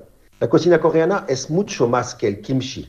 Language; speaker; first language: Spanish; non-native, fluent; French